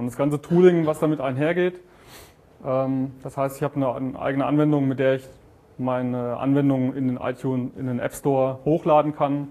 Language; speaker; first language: German; native; German